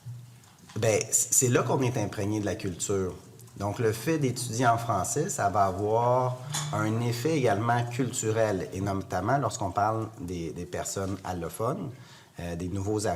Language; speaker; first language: French; native; French